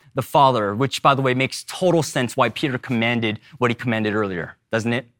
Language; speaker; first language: English; early bilingual, other home language; Korean